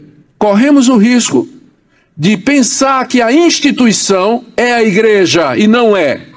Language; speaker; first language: Portuguese; native; Portuguese